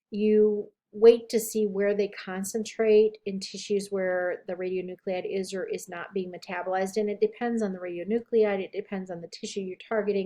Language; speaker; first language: English; native; English